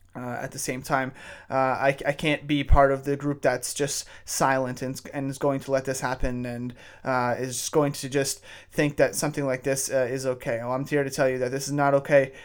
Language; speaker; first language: English; native; English